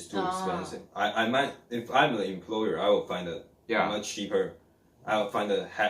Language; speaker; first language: English; non-native, learner; Chinese